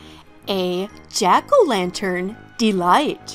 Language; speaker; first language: English; native; English